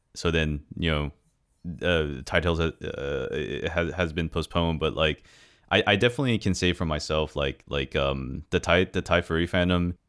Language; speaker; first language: English; early bilingual, other home language; Lao